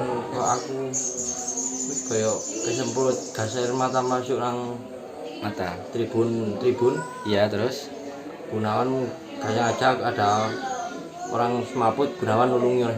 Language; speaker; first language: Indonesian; non-native, local second language; Javanese